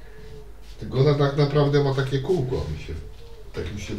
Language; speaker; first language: Polish; native; Polish